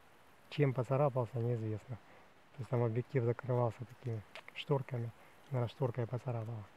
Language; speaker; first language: Russian; native; Russian